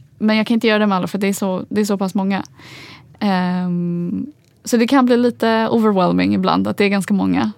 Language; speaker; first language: Swedish; early bilingual, other home language; Arabic